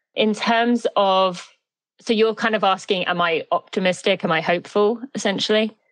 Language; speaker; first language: English; native; English